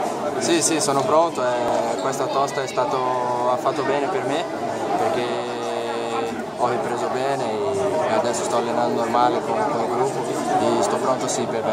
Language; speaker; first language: Italian; non-native, fluent; Portuguese